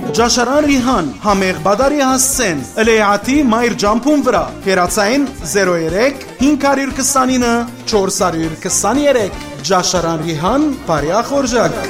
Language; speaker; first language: Armenian; native; Armenian